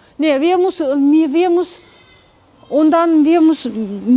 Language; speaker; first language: German; non-native, learner; Uzbek